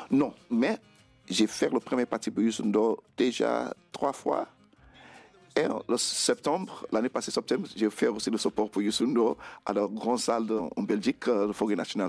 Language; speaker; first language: French; non-native, fluent; Krio